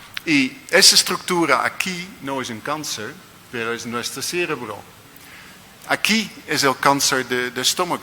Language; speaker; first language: Spanish; non-native, learner; Dutch